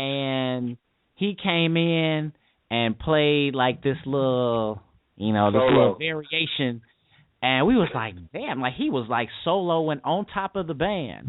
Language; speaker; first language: English; native; English